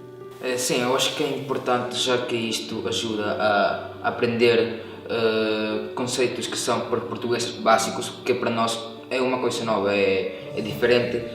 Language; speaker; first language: Portuguese; non-native, fluent; Spanish